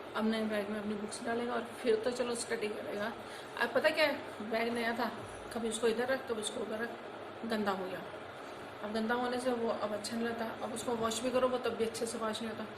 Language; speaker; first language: Hindi; non-native, local second language; Punjabi